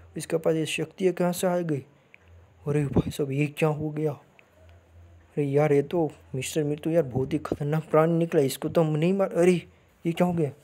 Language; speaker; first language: Hindi; non-native, local second language; Gujarati